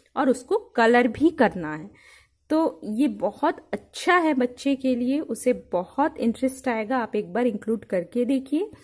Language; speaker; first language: Hindi; native; Hindi